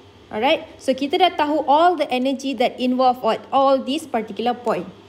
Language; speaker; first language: English; non-native, local second language; Malay